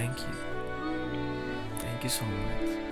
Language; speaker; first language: English; non-native, fluent; Indonesian